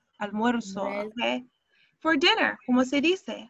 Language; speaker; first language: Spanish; non-native, fluent; English